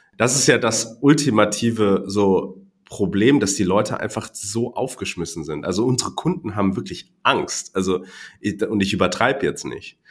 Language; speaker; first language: German; non-native, fluent; Cantonese